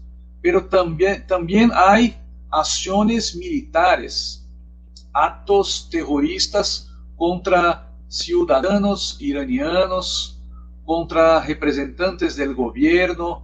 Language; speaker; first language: Spanish; non-native, learner; Portuguese